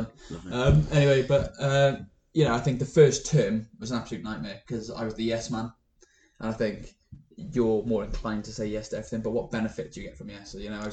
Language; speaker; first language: English; native; English